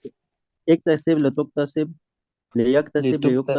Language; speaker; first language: Arabic; non-native, learner; Urdu